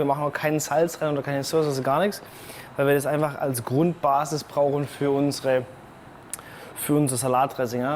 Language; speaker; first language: German; native; German